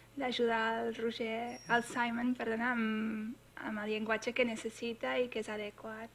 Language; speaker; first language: Catalan; non-native, fluent; English